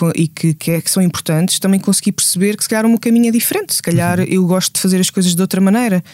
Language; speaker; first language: Portuguese; native; Portuguese